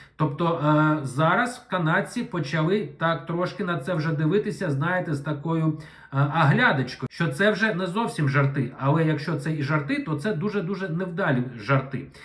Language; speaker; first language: Ukrainian; non-native, local second language; Russian